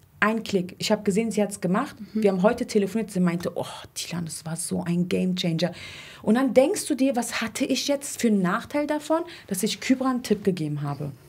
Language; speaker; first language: German; early bilingual, other home language; Turkish